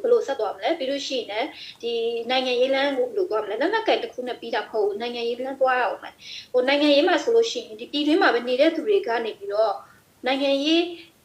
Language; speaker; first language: Burmese; non-native, local second language; S'gaw Karen